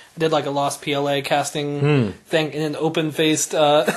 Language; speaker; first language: English; native; English